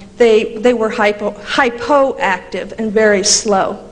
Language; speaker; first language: English; native; English